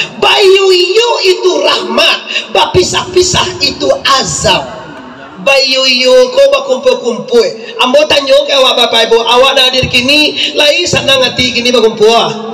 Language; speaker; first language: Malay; non-native, local second language; Minangkabau